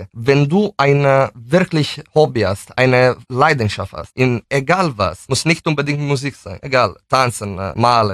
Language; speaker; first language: German; non-native, fluent; Italian